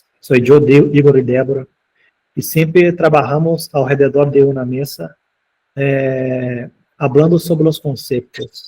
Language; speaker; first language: Spanish; non-native, fluent; Portuguese